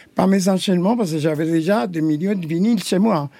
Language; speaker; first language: French; non-native, fluent; Spanish